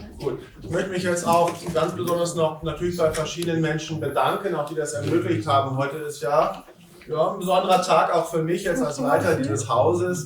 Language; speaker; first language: German; native; German